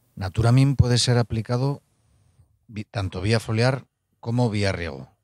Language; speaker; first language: Spanish; native; Spanish